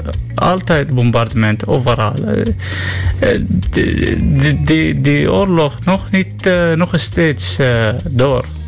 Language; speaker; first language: Dutch; non-native, learner; Arabic